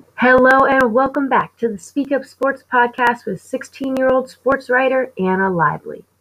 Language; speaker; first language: English; native; English